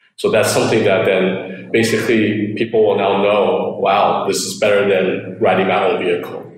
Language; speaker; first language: English; early bilingual, other home language; Chinese